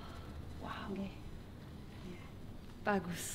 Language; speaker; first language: Indonesian; non-native, learner; Polish